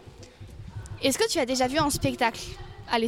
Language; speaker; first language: French; native; French